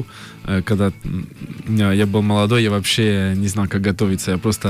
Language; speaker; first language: Russian; early bilingual, heritage; French